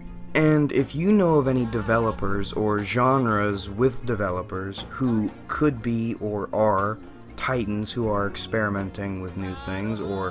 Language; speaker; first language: English; native; English